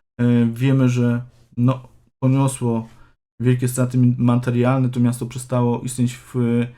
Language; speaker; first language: Polish; native; Polish